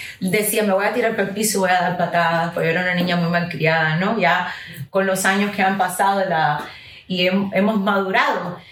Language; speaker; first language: Spanish; early bilingual, heritage; English